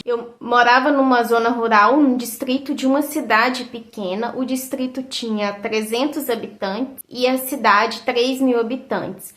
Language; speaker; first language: Portuguese; native; Portuguese